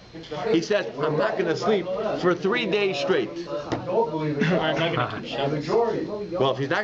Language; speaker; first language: English; native; English